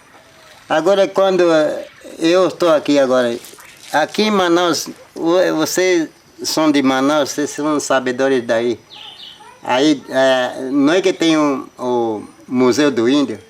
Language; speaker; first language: Portuguese; non-native, local second language; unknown